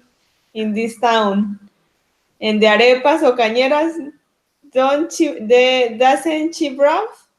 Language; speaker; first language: English; non-native, learner; Spanish